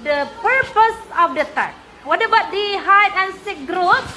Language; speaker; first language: English; non-native, learner; Indonesian